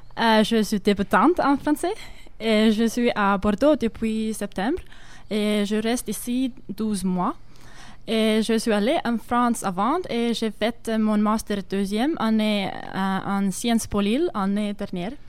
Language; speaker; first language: French; non-native, learner; Estonian